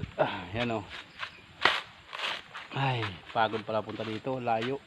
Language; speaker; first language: Filipino; non-native, local second language; Bikol